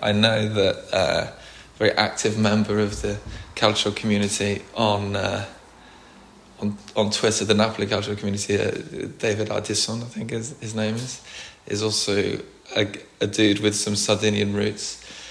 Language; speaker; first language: English; native; English